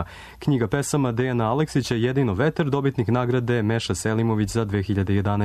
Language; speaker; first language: Croatian; native; Croatian